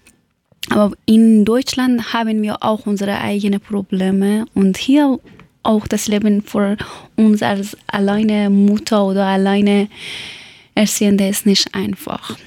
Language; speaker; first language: German; non-native, learner; Persian